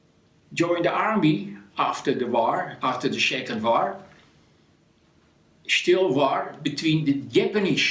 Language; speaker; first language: English; non-native, learner; Dutch